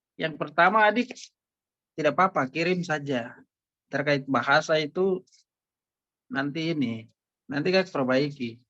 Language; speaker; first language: Indonesian; native; Indonesian